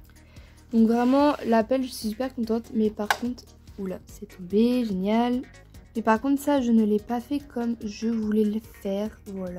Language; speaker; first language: French; native; French